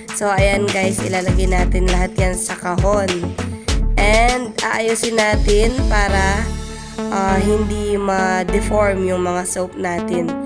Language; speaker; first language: Filipino; native; Filipino